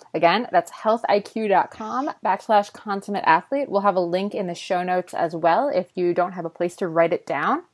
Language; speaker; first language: English; native; English